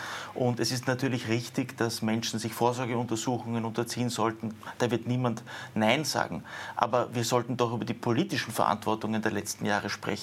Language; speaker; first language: German; native; German